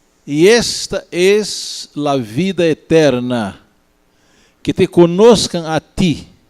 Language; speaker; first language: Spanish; non-native, learner; Portuguese